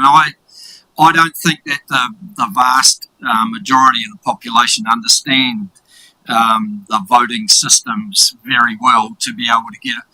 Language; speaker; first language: English; native; English